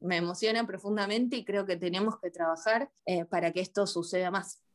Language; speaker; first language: Spanish; native; Spanish